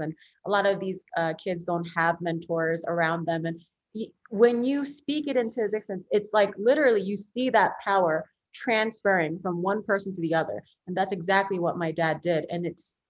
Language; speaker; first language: English; early bilingual, other home language; Korean